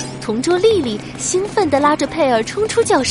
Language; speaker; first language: Chinese; native; Chinese